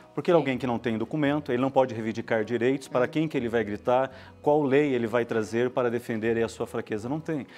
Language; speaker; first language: Portuguese; native; Portuguese